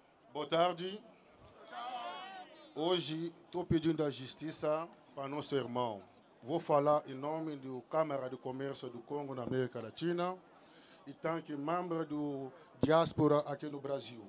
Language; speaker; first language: Portuguese; non-native, learner; Lingala